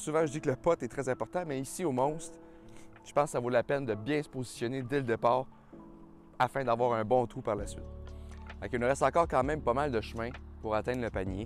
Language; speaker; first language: French; native; French